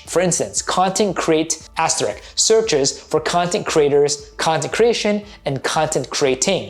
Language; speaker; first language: English; native; English